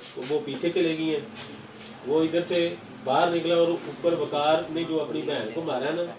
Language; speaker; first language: Urdu; non-native, local second language; Punjabi